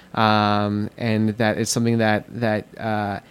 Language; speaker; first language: English; native; English